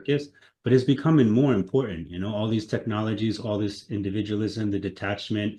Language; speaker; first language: English; native; English